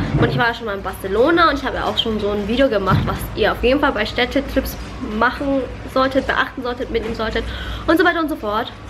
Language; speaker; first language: German; early bilingual, other home language; Vietnamese